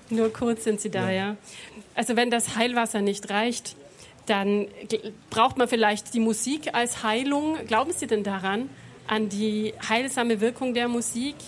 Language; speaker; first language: German; native; German